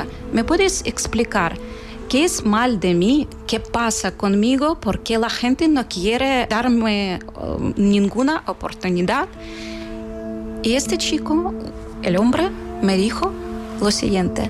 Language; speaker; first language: Spanish; non-native, fluent; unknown